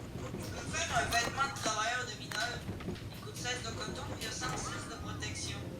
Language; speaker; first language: French; native; French